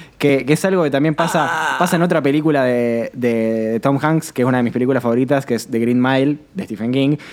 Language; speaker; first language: Spanish; native; Spanish